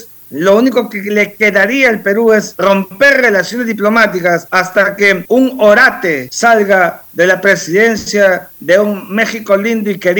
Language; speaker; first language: Spanish; native; Spanish